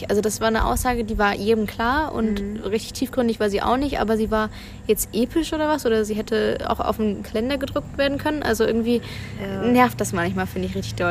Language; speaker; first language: German; native; German